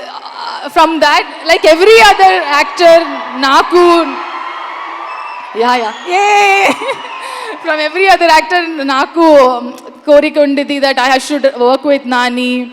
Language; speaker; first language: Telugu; non-native, learner; Kannada